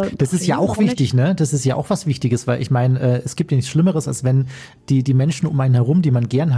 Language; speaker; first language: German; native; German